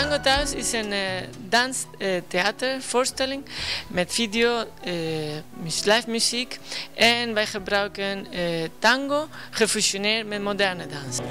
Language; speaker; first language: Dutch; non-native, fluent; Spanish